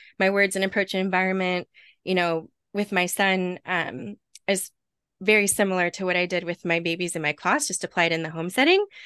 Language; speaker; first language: English; native; English